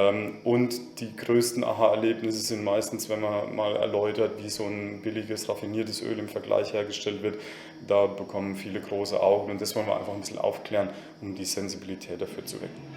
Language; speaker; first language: German; native; German